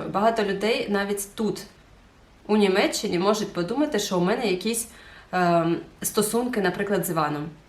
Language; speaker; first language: Ukrainian; non-native, local second language; Russian